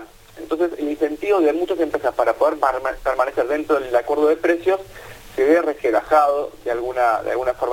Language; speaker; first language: Spanish; native; Spanish